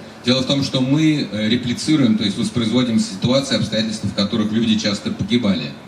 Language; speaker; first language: Russian; native; Russian